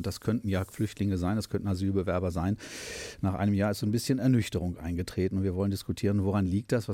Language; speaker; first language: German; native; German